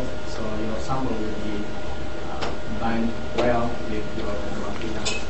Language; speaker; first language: English; non-native, fluent; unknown